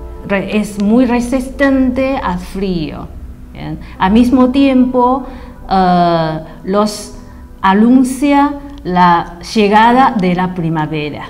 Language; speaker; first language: Spanish; non-native, fluent; Chinese